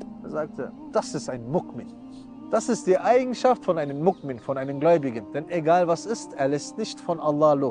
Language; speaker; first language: German; early bilingual, other home language; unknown